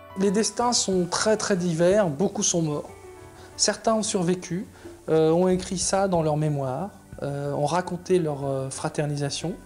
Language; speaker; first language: French; native; French